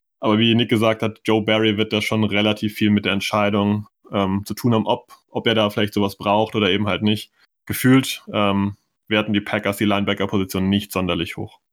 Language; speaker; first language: German; native; German